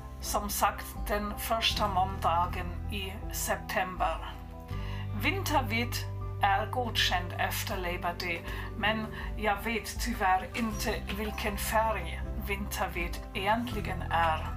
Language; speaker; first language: Swedish; non-native, fluent; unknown